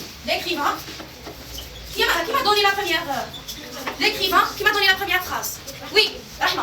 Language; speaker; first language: French; non-native, local second language; Arabic